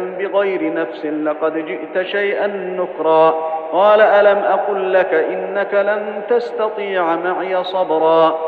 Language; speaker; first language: Arabic; native; Arabic